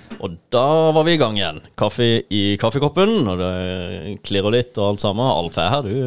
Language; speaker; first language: Norwegian; native; Norwegian